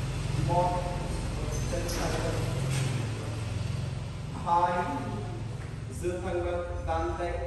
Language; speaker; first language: Vietnamese; non-native, learner; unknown